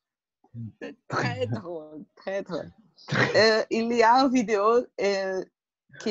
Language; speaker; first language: French; non-native, learner; Portuguese